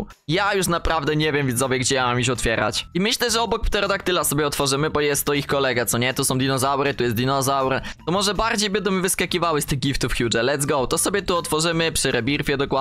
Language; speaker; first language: Polish; native; Polish